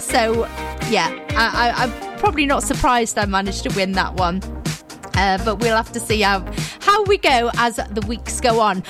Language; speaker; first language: English; native; English